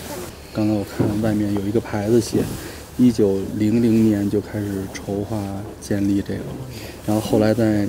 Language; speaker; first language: Chinese; native; Chinese